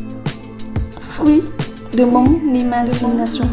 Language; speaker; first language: French; non-native, learner; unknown